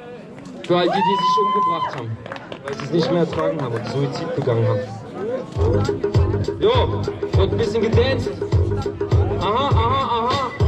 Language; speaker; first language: German; native; German